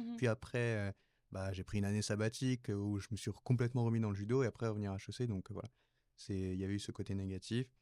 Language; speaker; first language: French; early bilingual, other home language; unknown